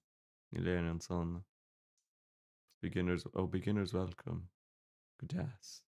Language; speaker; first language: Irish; non-native, local second language; English